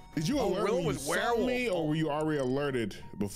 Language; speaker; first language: English; native; English